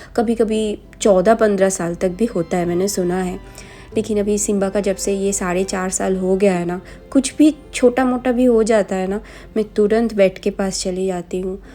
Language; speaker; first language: Hindi; non-native, local second language; Bangla